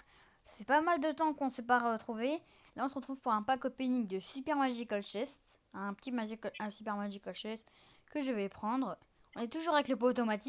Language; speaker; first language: French; native; French